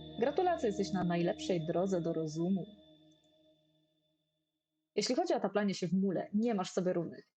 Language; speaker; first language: Polish; native; Polish